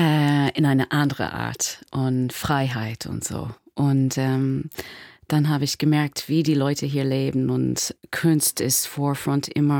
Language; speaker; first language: German; non-native, learner; English